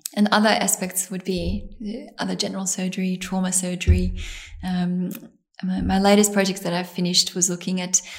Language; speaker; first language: English; early bilingual, other home language; Bosnian